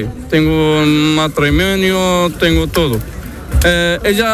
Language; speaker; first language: Spanish; non-native, learner; Arabic